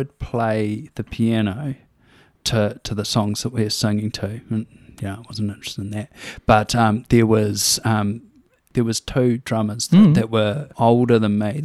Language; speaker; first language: English; native; English